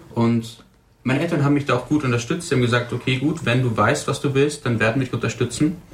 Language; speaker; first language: German; native; German